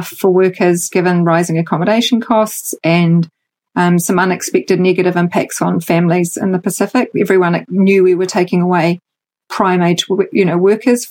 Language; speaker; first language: English; native; English